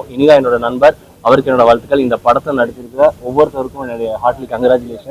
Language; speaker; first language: Tamil; native; Tamil